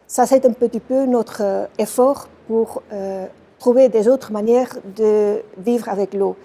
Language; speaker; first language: French; non-native, fluent; Dutch